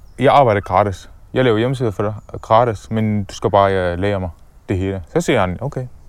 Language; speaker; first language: Danish; non-native, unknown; Arabic